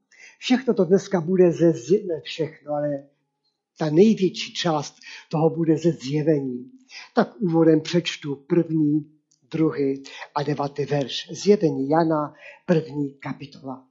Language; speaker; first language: Czech; non-native, local second language; Polish